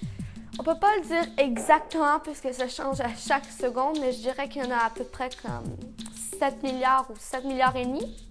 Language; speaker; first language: French; native; French